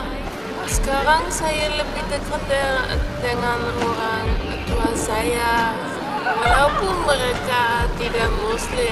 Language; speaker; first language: Indonesian; non-native, fluent; Dutch